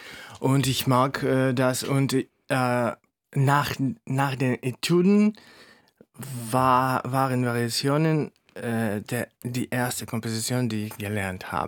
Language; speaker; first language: German; non-native, fluent; Russian